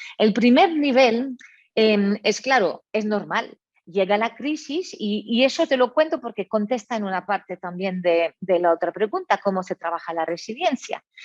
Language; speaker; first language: Spanish; non-native, fluent; French